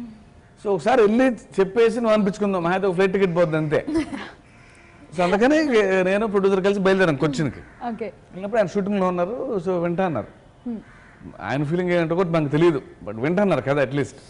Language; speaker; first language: Telugu; native; Telugu